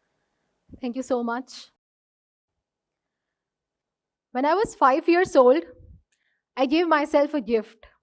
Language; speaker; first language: English; non-native, local second language; Hindi